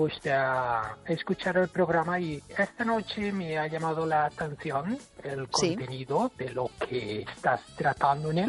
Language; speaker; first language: Spanish; non-native, fluent; English